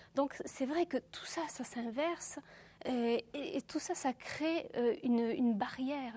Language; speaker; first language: French; native; French